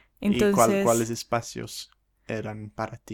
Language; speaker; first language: Spanish; non-native, fluent; English